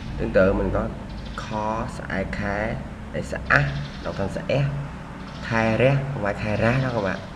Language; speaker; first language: Vietnamese; non-native, local second language; Khmer